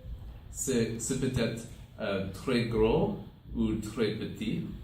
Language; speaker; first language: French; non-native, local second language; English